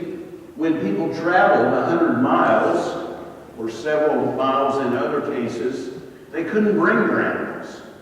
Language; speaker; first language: English; native; English